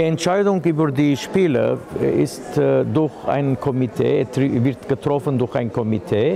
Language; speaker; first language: German; non-native, fluent; Armenian